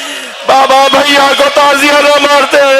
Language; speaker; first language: Urdu; native; Urdu